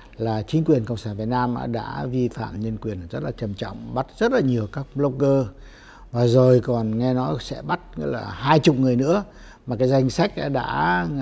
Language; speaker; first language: Vietnamese; native; Vietnamese